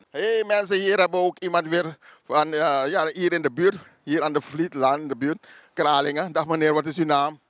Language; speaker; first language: Dutch; native; Dutch